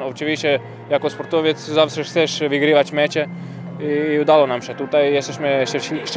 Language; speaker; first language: Polish; non-native, learner; Croatian